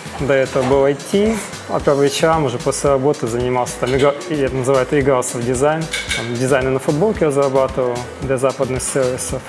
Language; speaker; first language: Russian; native; Russian